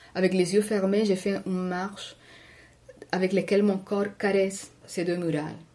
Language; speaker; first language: French; non-native, fluent; Spanish